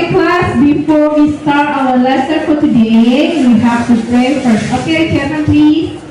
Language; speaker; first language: English; non-native, learner; Indonesian